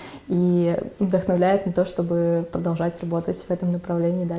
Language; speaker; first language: Russian; native; Russian